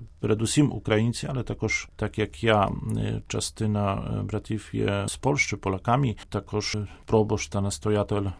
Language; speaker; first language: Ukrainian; non-native, fluent; Polish